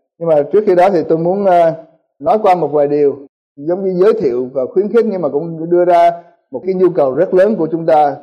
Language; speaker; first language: Vietnamese; early bilingual, heritage; Vietnamese